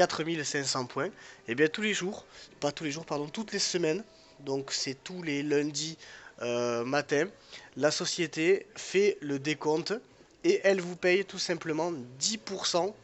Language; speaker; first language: French; native; French